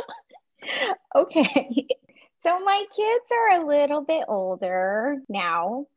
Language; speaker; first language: English; non-native, fluent; Chinese